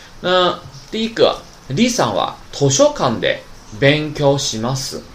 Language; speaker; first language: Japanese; non-native, fluent; Chinese